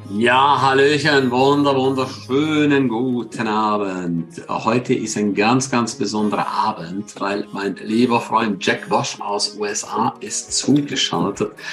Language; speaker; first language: German; native; German